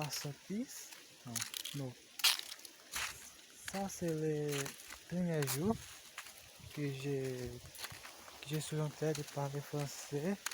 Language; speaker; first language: French; non-native, learner; Portuguese